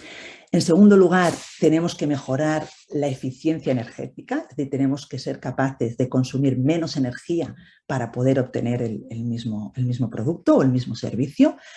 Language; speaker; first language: Spanish; native; Spanish